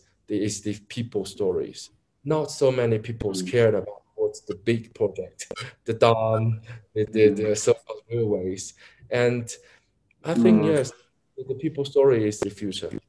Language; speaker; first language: English; non-native, learner; Chinese